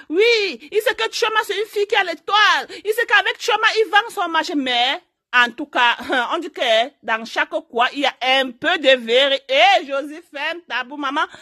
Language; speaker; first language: French; non-native, local second language; Haitian Creole